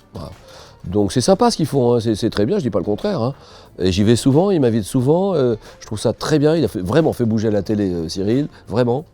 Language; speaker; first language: French; native; French